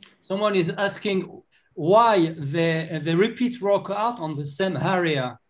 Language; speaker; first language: English; non-native, learner; French